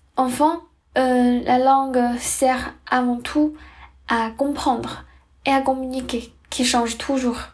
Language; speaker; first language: French; non-native, learner; Chinese